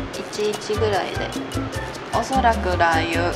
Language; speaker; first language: Japanese; native; Japanese